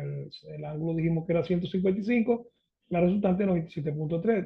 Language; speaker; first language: Spanish; native; Spanish